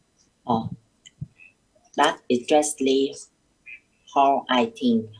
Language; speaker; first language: English; non-native, learner; Vietnamese